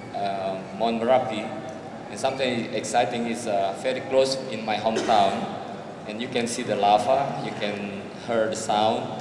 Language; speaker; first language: English; non-native, learner; Indonesian